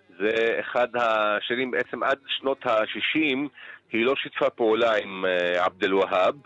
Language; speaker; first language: Hebrew; non-native, local second language; Arabic